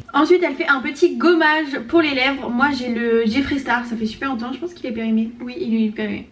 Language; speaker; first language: French; native; French